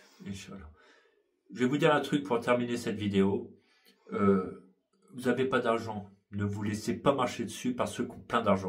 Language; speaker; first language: French; native; French